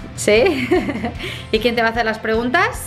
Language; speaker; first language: Spanish; native; Spanish